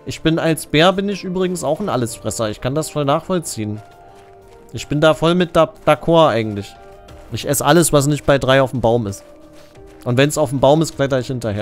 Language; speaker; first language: German; native; German